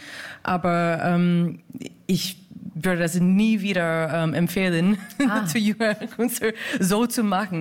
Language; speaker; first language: German; non-native, fluent; English